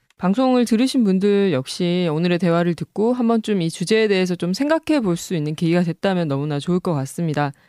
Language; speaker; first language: Korean; native; Korean